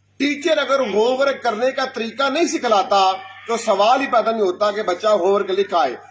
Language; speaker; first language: Urdu; non-native, local second language; Punjabi